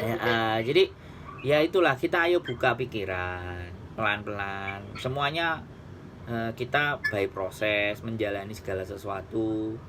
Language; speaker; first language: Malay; non-native, local second language; Javanese